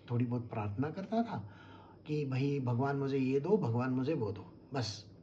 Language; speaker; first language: Hindi; non-native, local second language; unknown